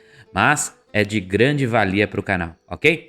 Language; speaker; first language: Portuguese; native; Portuguese